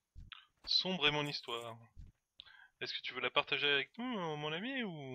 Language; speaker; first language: French; native; French